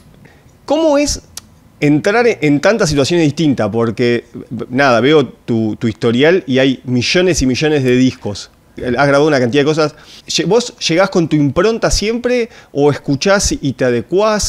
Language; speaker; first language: Spanish; native; Spanish